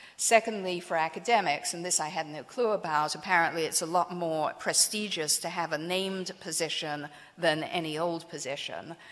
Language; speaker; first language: English; native; English